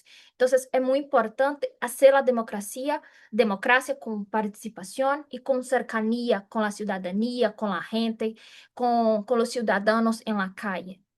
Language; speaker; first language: Spanish; non-native, fluent; Portuguese